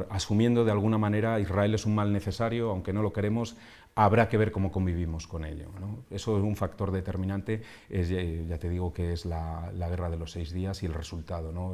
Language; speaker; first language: Spanish; native; Spanish